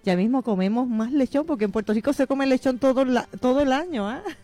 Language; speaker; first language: Spanish; native; Spanish